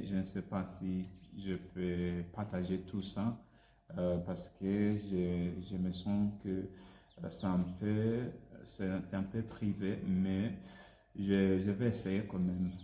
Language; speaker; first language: French; non-native, learner; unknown